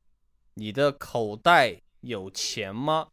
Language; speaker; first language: Chinese; non-native, learner; English